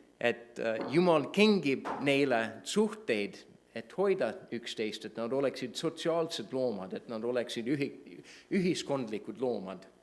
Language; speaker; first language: Estonian; non-native, fluent; English